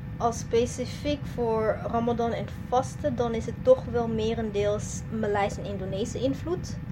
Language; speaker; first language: Dutch; non-native, fluent; Malay